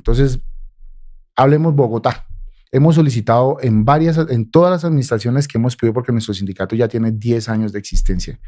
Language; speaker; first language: Spanish; native; Spanish